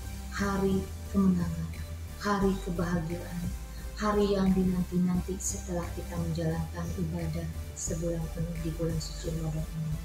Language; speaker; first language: Indonesian; native; Indonesian